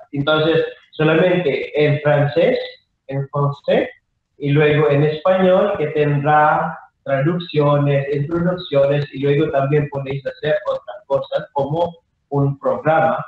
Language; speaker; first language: Spanish; non-native, fluent; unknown